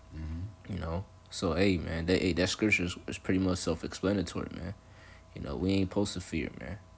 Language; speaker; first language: English; native; English